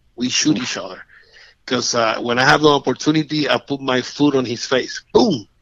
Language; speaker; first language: English; non-native, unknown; Spanish